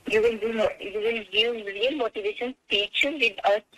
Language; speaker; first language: English; non-native, local second language; Hindi